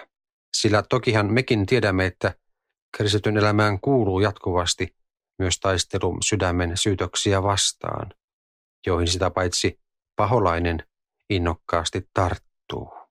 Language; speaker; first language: Finnish; native; Finnish